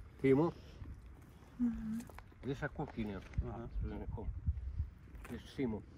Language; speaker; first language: English; non-native, learner; Greek